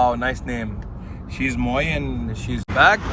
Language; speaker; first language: English; non-native, local second language; Hindi